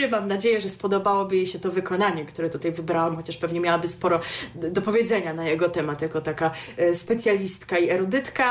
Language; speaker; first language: Polish; native; Polish